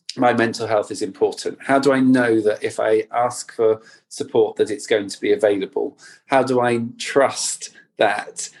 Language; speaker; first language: English; native; English